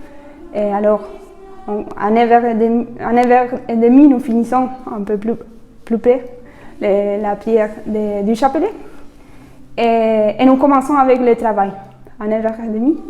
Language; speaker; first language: French; non-native, fluent; Spanish